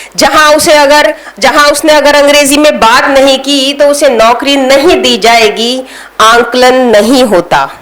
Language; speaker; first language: Hindi; native; Hindi